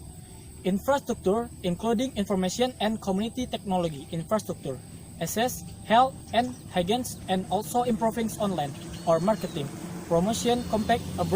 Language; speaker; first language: English; non-native, learner; Indonesian